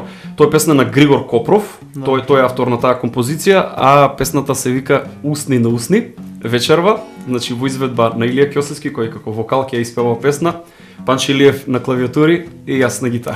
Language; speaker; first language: Macedonian; native; Macedonian